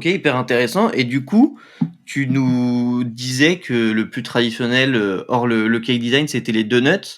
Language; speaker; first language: French; native; French